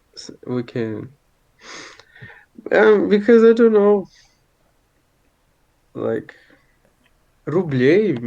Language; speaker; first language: English; non-native, fluent; Portuguese